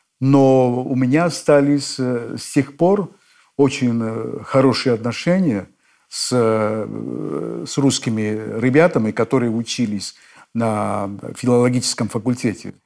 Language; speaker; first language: Russian; non-native, fluent; Spanish